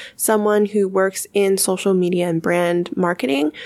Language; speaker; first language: English; native; English